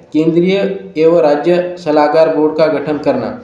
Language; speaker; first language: Hindi; non-native, local second language; Marathi